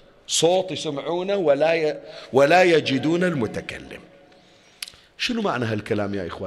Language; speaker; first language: Arabic; native; Arabic